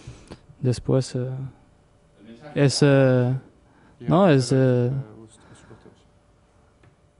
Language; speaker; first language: Spanish; non-native, learner; French